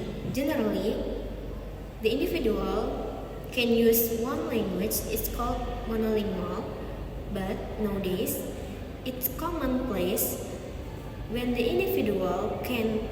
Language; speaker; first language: English; non-native, learner; Minangkabau